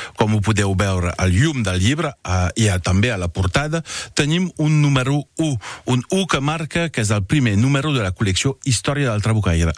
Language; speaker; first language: Catalan; native; Catalan